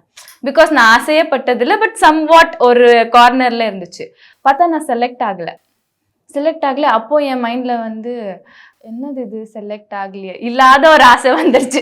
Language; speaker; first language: Tamil; non-native, local second language; Bangla